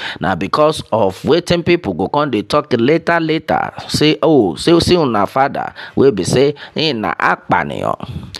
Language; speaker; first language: Nigerian Pidgin; non-native, local second language; Yoruba